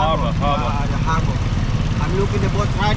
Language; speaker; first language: English; non-native, learner; Indonesian